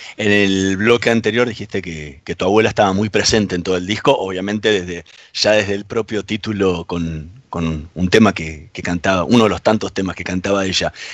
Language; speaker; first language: Spanish; native; Spanish